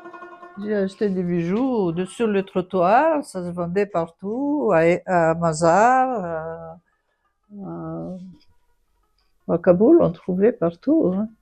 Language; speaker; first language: French; non-native, fluent; Greek